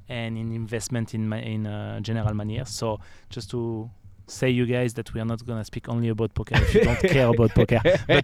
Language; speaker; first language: English; non-native, fluent; French